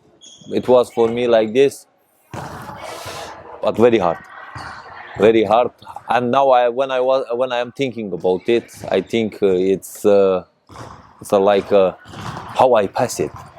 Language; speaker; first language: English; non-native, learner; Persian